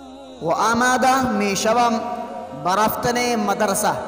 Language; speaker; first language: Persian; non-native, learner; Urdu